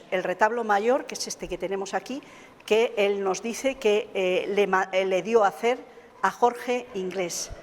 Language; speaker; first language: Spanish; native; Spanish